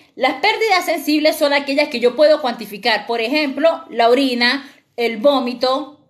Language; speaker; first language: Spanish; native; Spanish